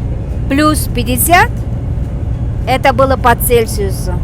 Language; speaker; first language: Russian; non-native, local second language; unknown